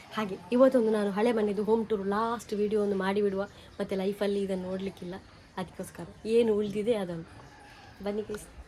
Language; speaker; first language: Kannada; non-native, local second language; Tulu